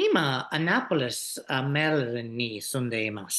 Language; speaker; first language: Japanese; non-native, learner; English